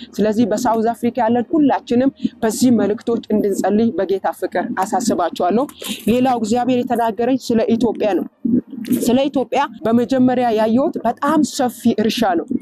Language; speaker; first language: Amharic; native; Amharic